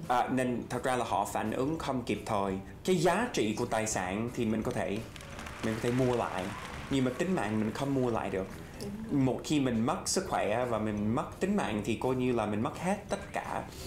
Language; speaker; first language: Vietnamese; non-native, fluent; English